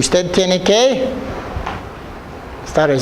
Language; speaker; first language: Spanish; non-native, fluent; English